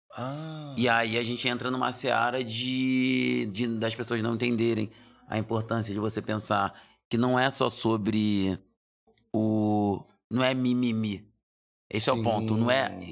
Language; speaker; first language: Portuguese; native; Portuguese